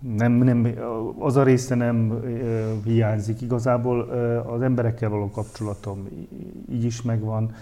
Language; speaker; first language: Hungarian; native; Hungarian